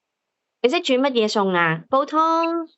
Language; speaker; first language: Chinese; native; Chinese